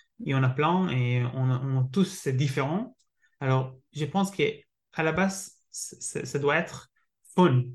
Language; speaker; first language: French; non-native, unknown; Hebrew